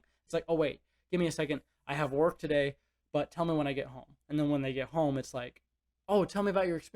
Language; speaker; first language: English; native; English